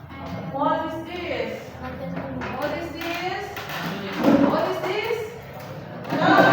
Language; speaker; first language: English; non-native, learner; Indonesian